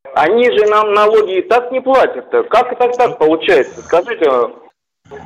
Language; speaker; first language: Russian; native; Russian